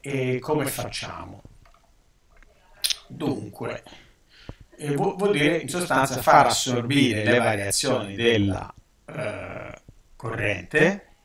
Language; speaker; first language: Italian; native; Italian